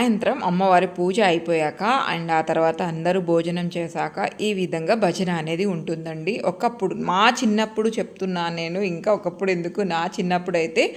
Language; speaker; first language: Telugu; non-native, local second language; Lambadi